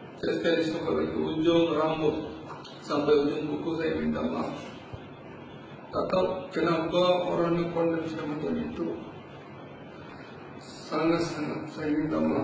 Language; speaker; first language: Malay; non-native, learner; Bangla